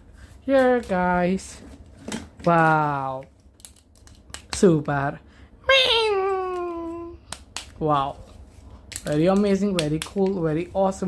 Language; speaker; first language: English; non-native, learner; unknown